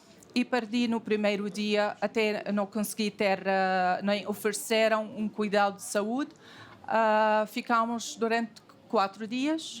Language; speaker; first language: Portuguese; non-native, fluent; Arabic